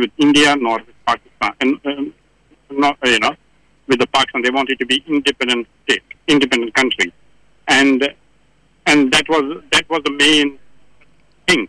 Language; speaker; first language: English; non-native, local second language; Kashmiri